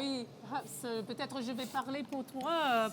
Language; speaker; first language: French; non-native, local second language; English